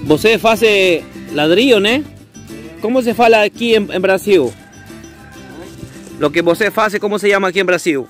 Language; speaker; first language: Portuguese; non-native, learner; Spanish